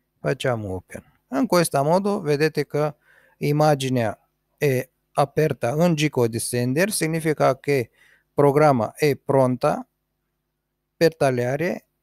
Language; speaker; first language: Italian; non-native, learner; Romanian